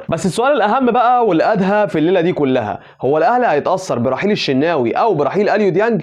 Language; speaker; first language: Arabic; native; Arabic